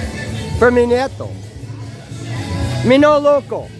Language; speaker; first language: Spanish; non-native, learner; English